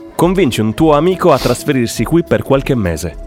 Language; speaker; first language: Italian; native; Italian